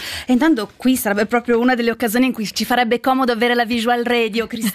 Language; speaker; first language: Italian; native; Italian